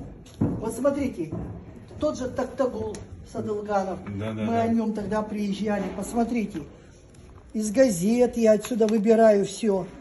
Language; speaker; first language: Russian; native; Russian